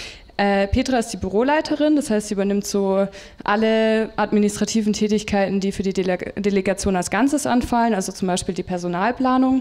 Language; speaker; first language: German; native; German